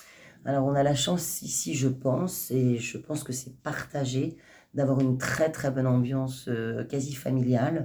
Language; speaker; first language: French; native; French